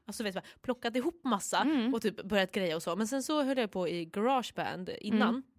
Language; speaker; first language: Swedish; native; Swedish